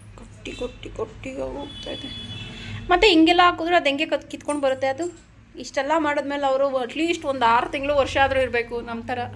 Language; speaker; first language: Kannada; native; Kannada